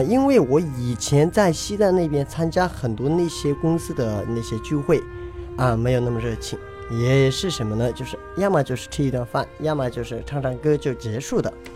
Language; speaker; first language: Chinese; non-native, local second language; Tibetan